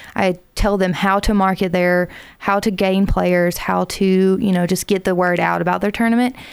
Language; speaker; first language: English; native; English